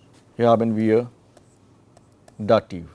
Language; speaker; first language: German; non-native, fluent; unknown